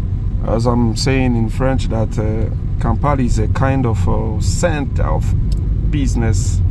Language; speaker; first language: English; non-native, learner; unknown